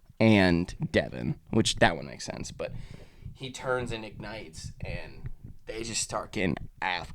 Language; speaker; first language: English; native; English